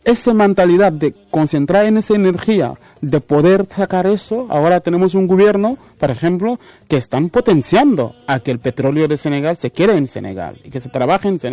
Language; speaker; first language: Spanish; non-native, fluent; Wolof